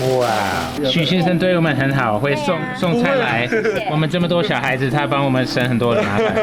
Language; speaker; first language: Chinese; non-native, fluent; English